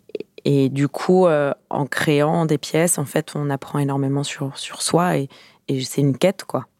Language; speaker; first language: French; native; French